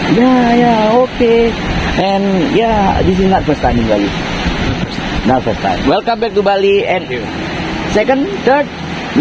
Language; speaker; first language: English; non-native, learner; Indonesian